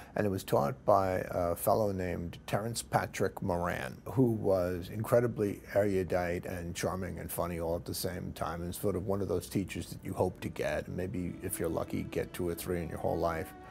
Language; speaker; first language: English; native; English